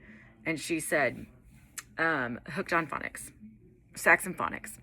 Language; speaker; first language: English; native; English